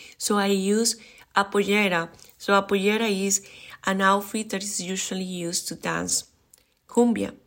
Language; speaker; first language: English; non-native, fluent; Spanish